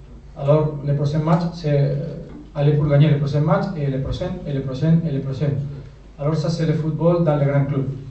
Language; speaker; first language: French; non-native, learner; Spanish